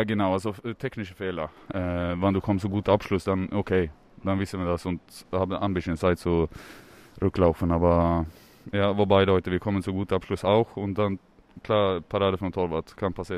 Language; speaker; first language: German; non-native, learner; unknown